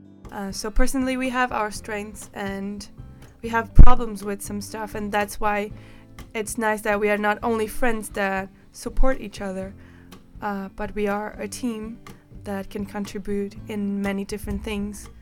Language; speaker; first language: English; non-native, fluent; Portuguese